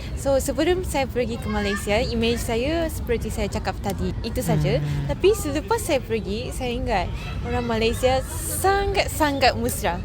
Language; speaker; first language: Malay; non-native, fluent; Japanese